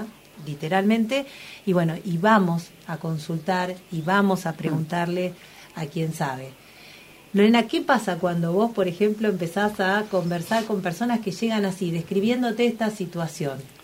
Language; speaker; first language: Spanish; native; Spanish